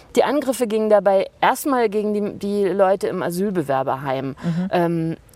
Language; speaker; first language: German; native; German